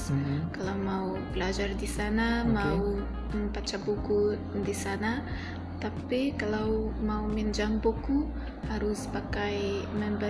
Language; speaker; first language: Indonesian; non-native, learner; Arabic